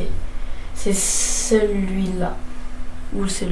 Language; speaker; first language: French; native; French